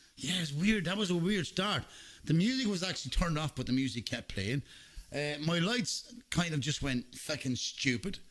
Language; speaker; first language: English; native; English